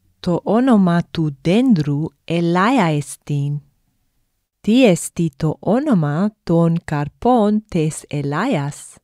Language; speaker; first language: Greek; non-native, fluent; English